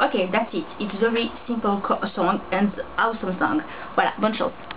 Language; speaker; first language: English; non-native, learner; French